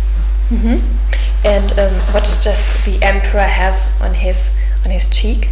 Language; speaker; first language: English; non-native, fluent; German